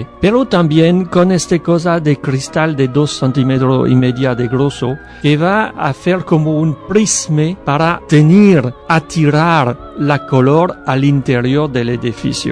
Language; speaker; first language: Spanish; non-native, learner; French